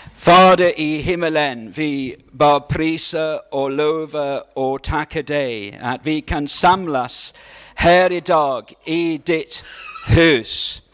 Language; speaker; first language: Swedish; non-native, learner; English